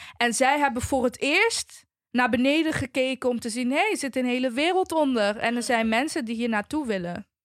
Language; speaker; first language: Dutch; native; Dutch